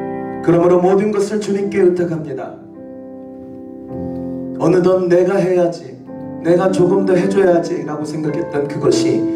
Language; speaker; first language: Korean; native; Korean